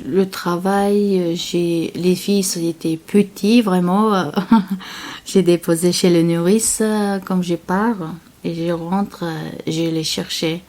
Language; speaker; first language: French; non-native, learner; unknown